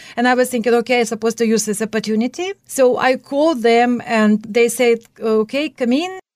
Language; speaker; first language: English; non-native, fluent; Russian